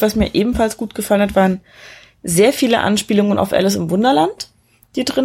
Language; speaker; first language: German; native; German